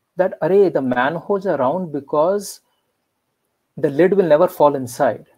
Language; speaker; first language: English; non-native, local second language; Marathi